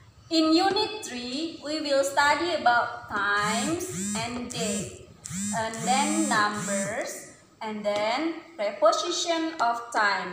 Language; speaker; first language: English; non-native, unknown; Indonesian